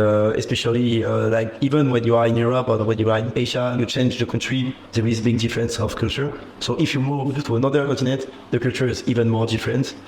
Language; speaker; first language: English; non-native, fluent; French